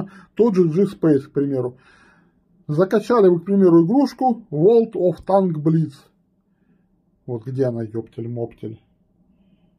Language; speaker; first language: Russian; native; Russian